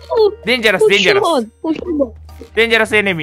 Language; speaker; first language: Japanese; native; Japanese